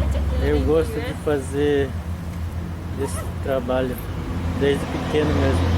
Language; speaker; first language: Portuguese; non-native, local second language; Guarani